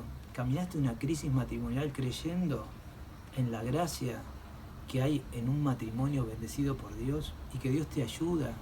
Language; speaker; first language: Spanish; native; Spanish